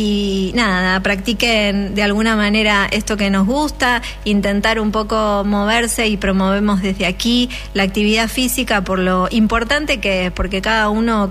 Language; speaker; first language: Spanish; native; Spanish